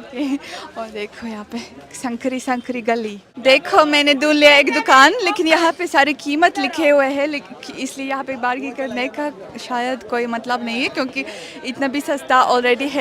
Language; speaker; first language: Hindi; non-native, learner; Russian